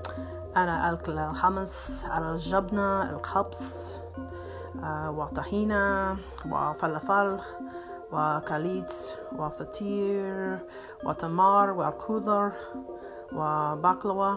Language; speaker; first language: Arabic; non-native, learner; English